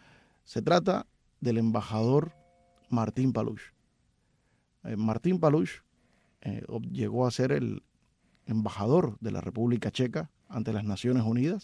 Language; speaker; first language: Spanish; native; Spanish